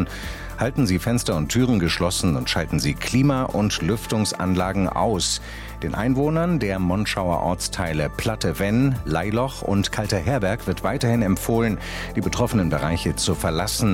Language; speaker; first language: German; native; German